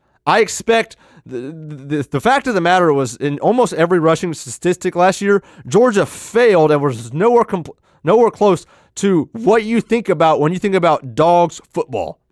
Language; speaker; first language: English; native; English